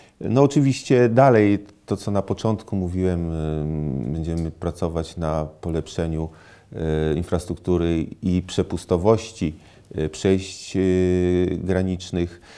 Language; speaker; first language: Polish; native; Polish